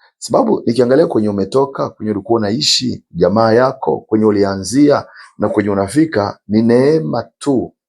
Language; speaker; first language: Swahili; non-native, local second language; Rundi